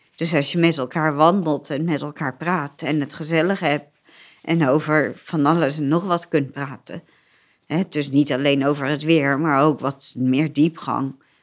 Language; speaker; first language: Dutch; native; Dutch